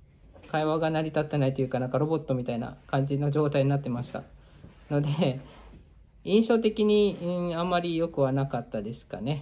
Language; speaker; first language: Japanese; native; Japanese